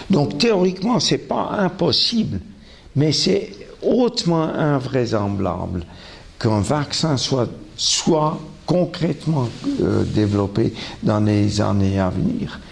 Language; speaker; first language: French; non-native, local second language; German